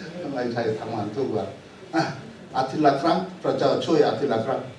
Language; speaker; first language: Thai; non-native, fluent; Korean